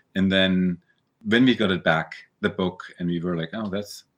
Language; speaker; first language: English; early bilingual, other home language; German